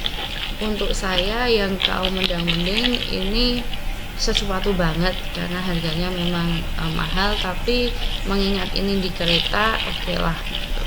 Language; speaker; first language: Indonesian; non-native, local second language; Javanese